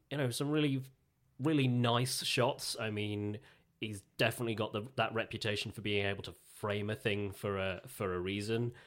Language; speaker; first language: English; native; English